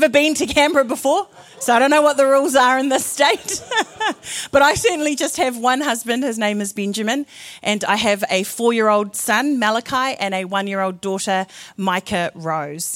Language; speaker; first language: English; native; English